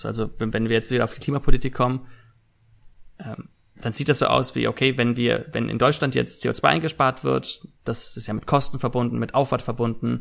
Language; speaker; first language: German; native; German